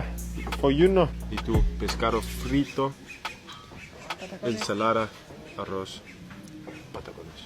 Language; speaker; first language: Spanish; non-native, learner; English